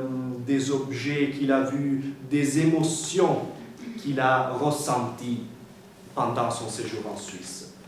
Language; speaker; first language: French; non-native, fluent; Italian